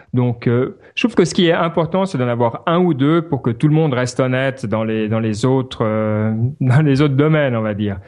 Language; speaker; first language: French; native; French